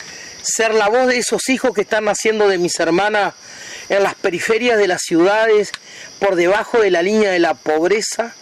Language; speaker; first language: Spanish; native; Spanish